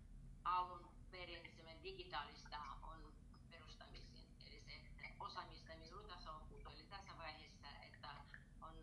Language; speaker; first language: Finnish; non-native, learner; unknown